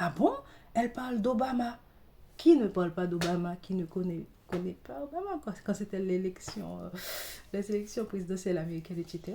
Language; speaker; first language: French; non-native, local second language; Haitian Creole